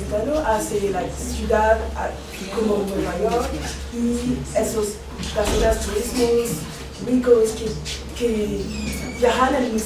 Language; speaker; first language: Spanish; non-native, learner; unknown